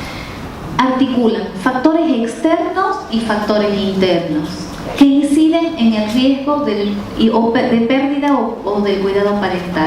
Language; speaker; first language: Spanish; native; Spanish